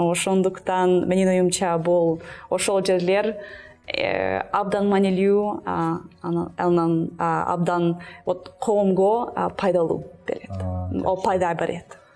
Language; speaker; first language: Kyrgyz; non-native, learner; English